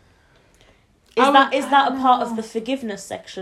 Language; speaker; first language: English; native; English